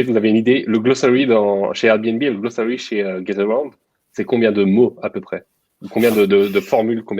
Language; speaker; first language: French; native; French